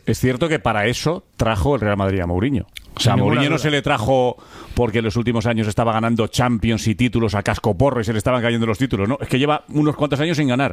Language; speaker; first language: Spanish; native; Spanish